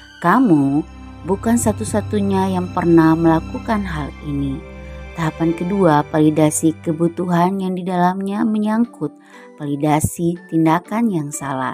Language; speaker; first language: Indonesian; native; Indonesian